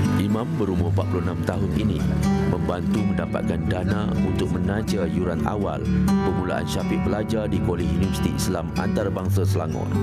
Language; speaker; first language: Malay; native; Malay